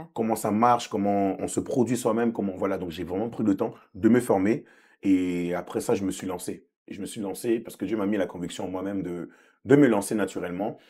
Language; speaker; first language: French; early bilingual, other home language; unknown